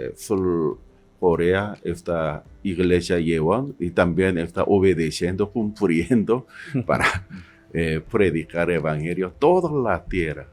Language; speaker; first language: Spanish; non-native, learner; Korean